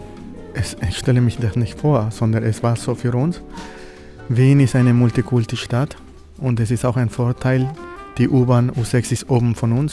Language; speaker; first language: German; non-native, fluent; Spanish